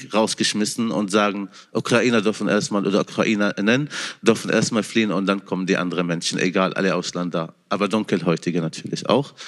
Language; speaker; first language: German; non-native, fluent; Arabic